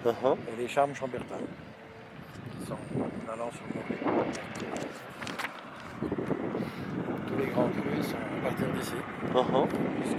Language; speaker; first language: French; native; French